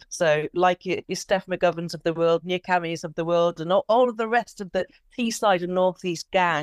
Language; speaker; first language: English; native; English